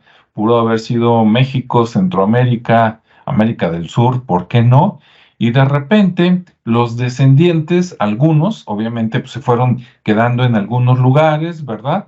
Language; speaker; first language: Spanish; native; Spanish